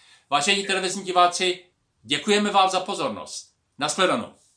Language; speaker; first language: Czech; native; Czech